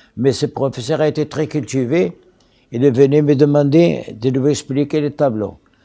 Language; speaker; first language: French; non-native, local second language; Arabic